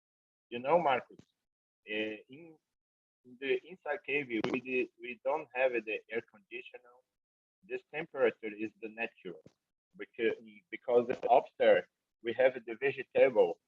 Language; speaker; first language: English; non-native, learner; Portuguese